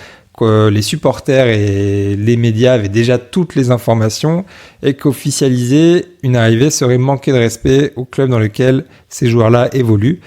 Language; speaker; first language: French; native; French